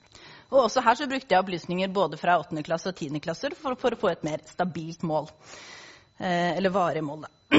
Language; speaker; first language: Norwegian; native; Norwegian